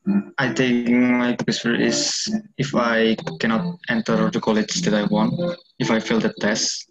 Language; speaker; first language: English; non-native, learner; Indonesian